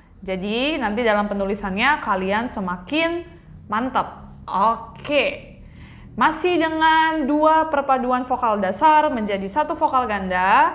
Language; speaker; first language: Indonesian; native; Indonesian